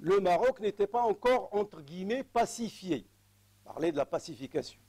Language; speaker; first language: French; non-native, local second language; Arabic